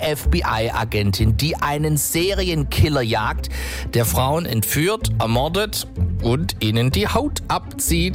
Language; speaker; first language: German; native; German